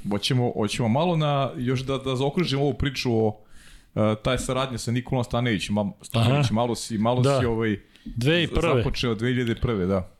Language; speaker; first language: Serbian; native; Serbian